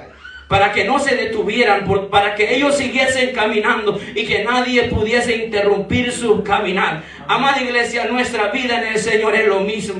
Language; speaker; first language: Spanish; native; Spanish